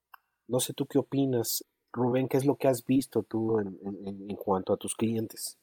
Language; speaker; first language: Spanish; native; Spanish